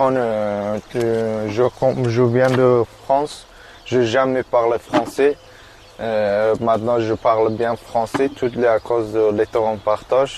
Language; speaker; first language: French; non-native, learner; Persian